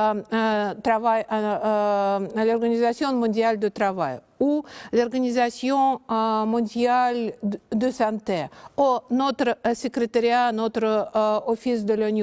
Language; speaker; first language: French; non-native, learner; Russian